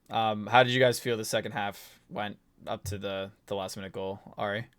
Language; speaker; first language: English; native; English